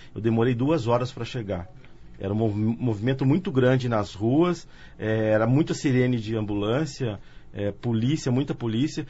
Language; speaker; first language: Portuguese; native; Portuguese